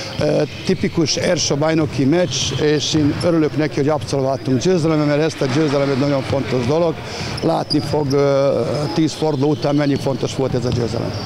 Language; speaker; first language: Hungarian; non-native, fluent; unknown